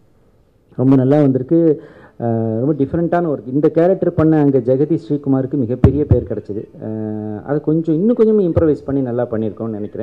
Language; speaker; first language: Tamil; native; Tamil